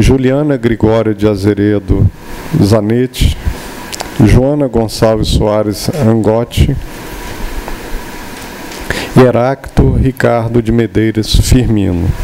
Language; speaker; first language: Portuguese; native; Portuguese